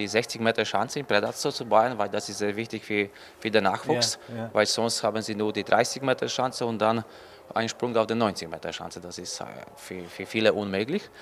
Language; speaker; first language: German; non-native, learner; Polish